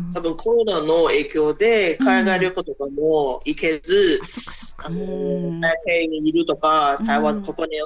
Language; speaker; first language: Japanese; non-native, fluent; Chinese